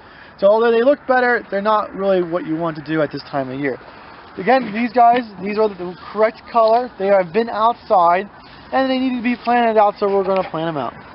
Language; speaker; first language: English; native; English